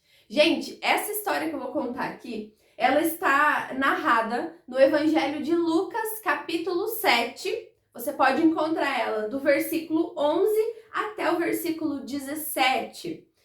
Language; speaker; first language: Portuguese; native; Portuguese